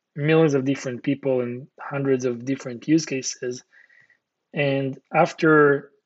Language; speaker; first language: English; non-native, fluent; Hebrew